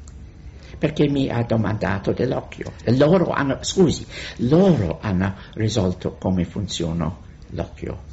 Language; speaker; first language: Italian; non-native, fluent; English